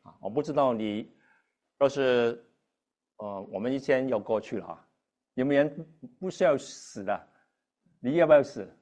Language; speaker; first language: Chinese; non-native, local second language; Cantonese